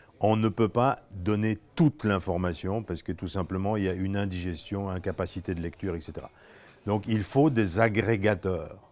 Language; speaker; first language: French; non-native, fluent; Polish